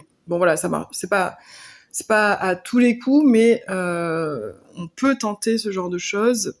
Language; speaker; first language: French; native; French